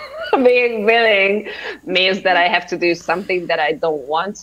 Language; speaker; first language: English; non-native, fluent; Hungarian